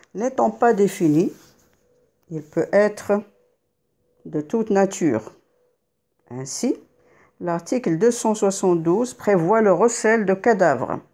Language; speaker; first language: French; non-native, local second language; Arabic